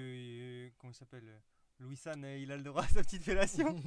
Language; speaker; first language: French; native; French